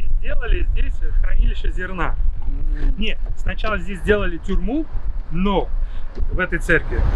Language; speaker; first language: Russian; non-native, fluent; Georgian